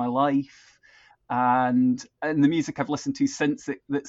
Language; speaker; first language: English; native; English